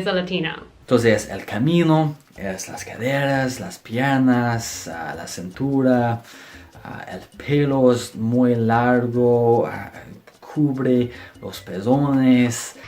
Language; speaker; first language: Spanish; non-native, fluent; English